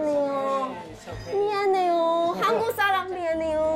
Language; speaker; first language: Korean; non-native, learner; Chinese